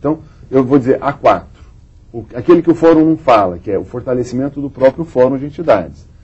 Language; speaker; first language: Portuguese; native; Portuguese